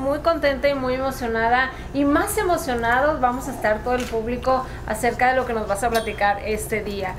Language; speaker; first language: Spanish; native; Spanish